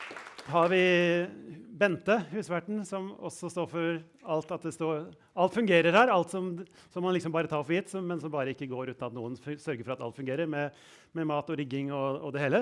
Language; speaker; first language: Norwegian; native; Norwegian